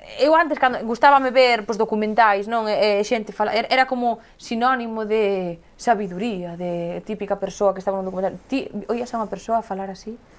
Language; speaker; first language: Galician; native; Galician